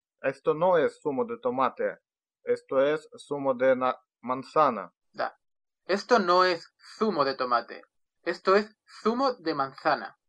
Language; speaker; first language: Spanish; non-native, learner; Russian